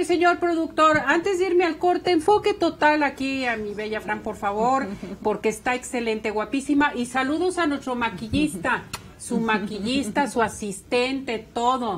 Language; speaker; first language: Spanish; native; Spanish